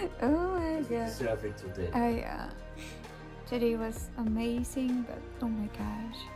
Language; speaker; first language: English; non-native, local second language; Filipino